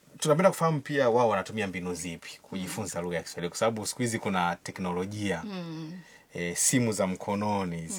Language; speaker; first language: Swahili; native; Swahili